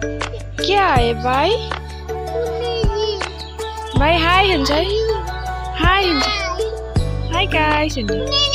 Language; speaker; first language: Hindi; non-native, local second language; Bodo